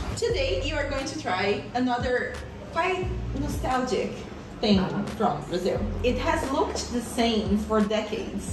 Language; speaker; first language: English; non-native, fluent; Portuguese